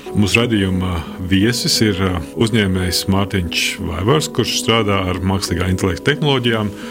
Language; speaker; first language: Latvian; native; Latvian